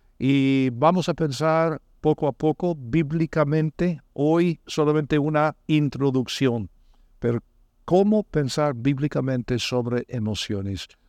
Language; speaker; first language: Spanish; non-native, fluent; English